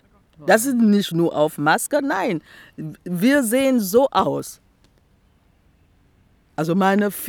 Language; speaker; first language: German; non-native, fluent; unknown